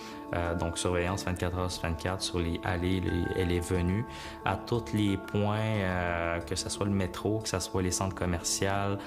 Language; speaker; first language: French; non-native, fluent; Uyghur